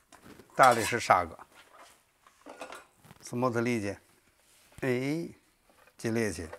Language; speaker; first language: Russian; non-native, learner; Chinese